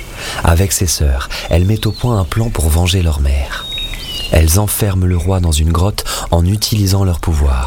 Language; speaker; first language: French; native; French